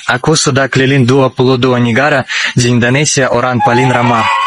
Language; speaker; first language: Indonesian; non-native, learner; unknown